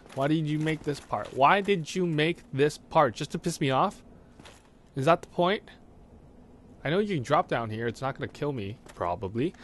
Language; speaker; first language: English; non-native, local second language; Cantonese